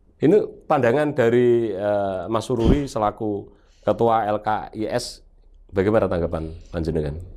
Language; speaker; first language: Indonesian; native; Indonesian